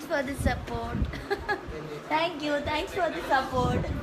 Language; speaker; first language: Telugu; non-native, learner; Malayalam